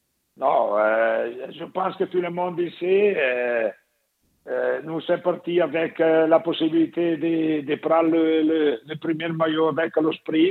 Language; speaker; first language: French; non-native, learner; Italian